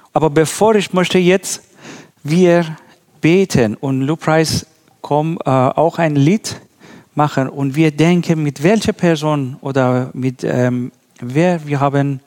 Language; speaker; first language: German; non-native, learner; Persian